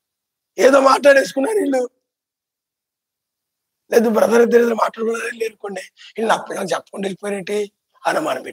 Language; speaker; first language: Telugu; native; Telugu